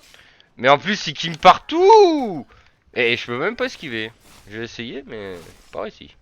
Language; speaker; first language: French; native; French